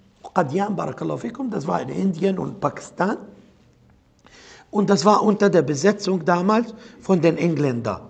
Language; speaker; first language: German; non-native, fluent; Arabic